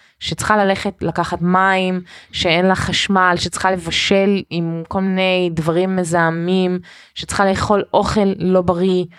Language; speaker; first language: Hebrew; early bilingual, heritage; Hebrew